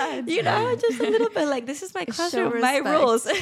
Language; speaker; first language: English; non-native, fluent; Spanish